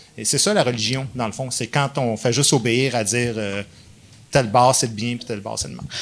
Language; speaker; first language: French; native; French